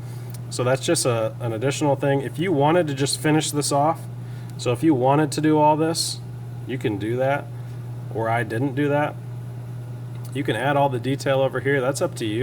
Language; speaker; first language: English; native; English